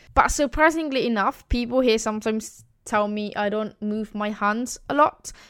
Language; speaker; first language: English; non-native, fluent; Italian